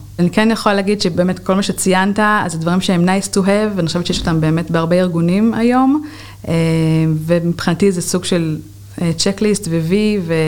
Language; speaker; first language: Hebrew; native; Hebrew